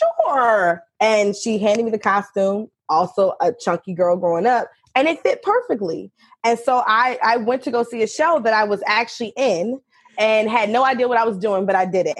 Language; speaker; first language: English; native; English